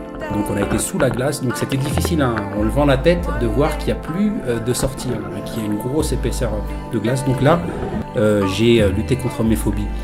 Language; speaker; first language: French; native; French